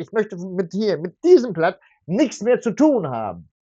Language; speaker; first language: German; non-native, fluent; Turkish